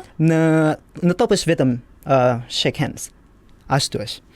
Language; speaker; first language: Albanian; non-native, learner; Indonesian